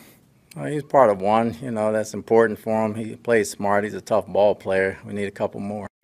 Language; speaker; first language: English; native; English